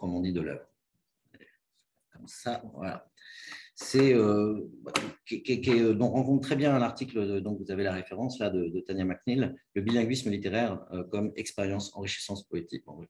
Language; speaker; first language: French; native; French